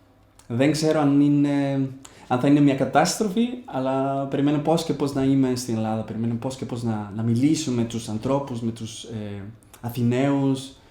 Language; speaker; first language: Greek; non-native, learner; Spanish